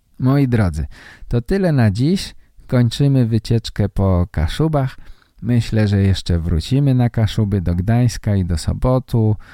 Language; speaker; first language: Polish; native; Polish